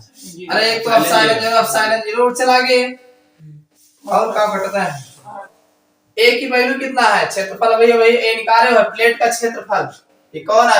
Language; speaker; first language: Hindi; native; Hindi